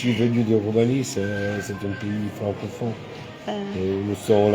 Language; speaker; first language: French; non-native, learner; Romanian